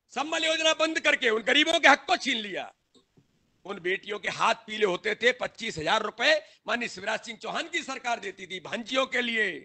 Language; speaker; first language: Hindi; native; Hindi